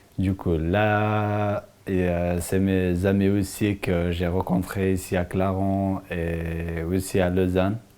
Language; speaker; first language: French; non-native, fluent; Persian